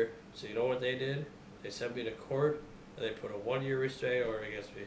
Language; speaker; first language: English; native; English